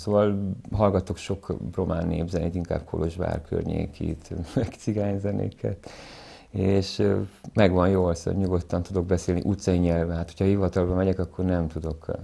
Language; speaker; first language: Hungarian; native; Hungarian